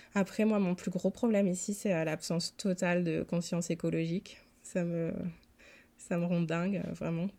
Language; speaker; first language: French; native; French